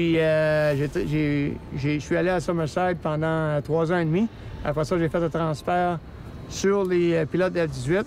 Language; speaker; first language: French; native; French